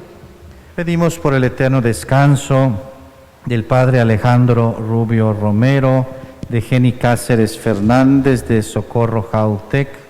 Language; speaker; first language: Spanish; native; Spanish